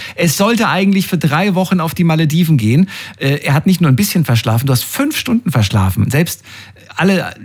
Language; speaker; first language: German; native; German